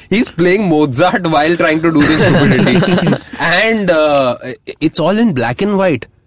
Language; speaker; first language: English; non-native, local second language; Hindi